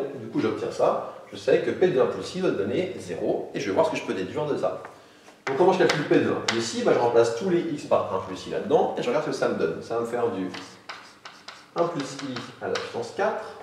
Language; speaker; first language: French; native; French